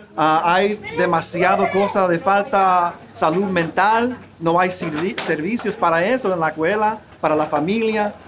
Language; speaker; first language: Spanish; early bilingual, heritage; Spanish